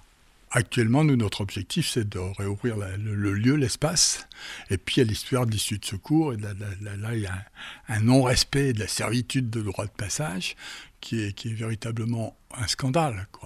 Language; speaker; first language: French; native; French